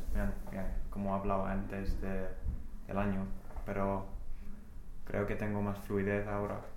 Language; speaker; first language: Spanish; non-native, fluent; English